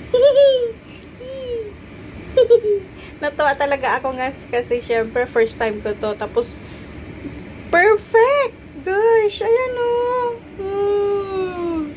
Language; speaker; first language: Filipino; non-native, local second language; Cebuano